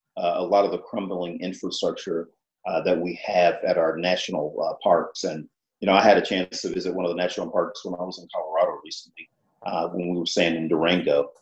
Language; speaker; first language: English; native; English